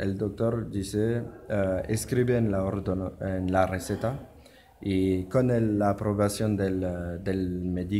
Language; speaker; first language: Spanish; non-native, learner; French